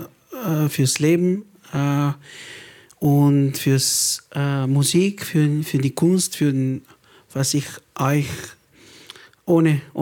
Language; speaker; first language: German; non-native, learner; Bulgarian